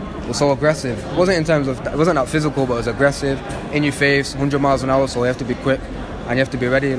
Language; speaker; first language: English; native; English